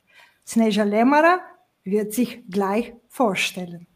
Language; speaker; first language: German; non-native, fluent; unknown